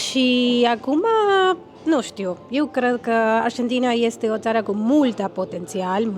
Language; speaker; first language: Romanian; non-native, learner; Spanish